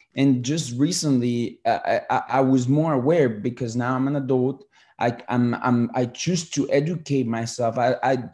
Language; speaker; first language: English; early bilingual, other home language; Spanish